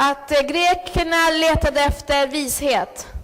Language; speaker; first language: Swedish; early bilingual, other home language; Spanish